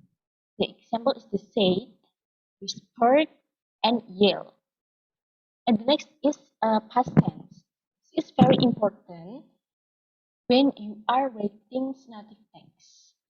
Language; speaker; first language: English; non-native, learner; Indonesian